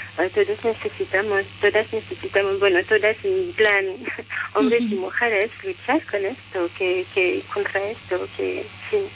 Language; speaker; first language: Spanish; non-native, fluent; French